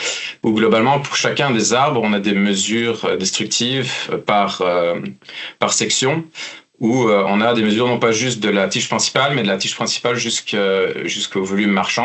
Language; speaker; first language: French; native; French